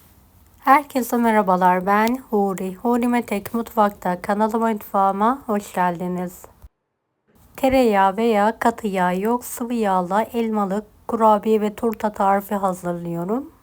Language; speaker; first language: Turkish; native; Turkish